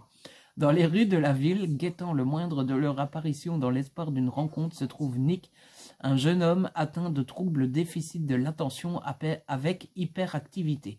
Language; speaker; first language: French; native; French